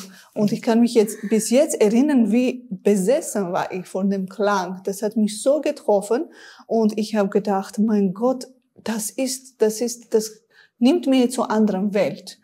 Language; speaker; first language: German; non-native, fluent; Armenian